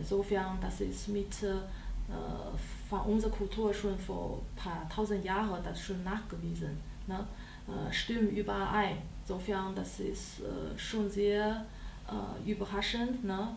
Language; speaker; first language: German; non-native, learner; Chinese